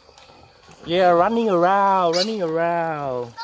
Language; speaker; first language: English; non-native, learner; Vietnamese